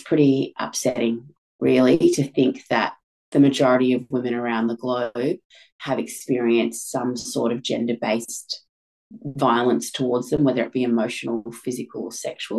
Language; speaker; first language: English; native; English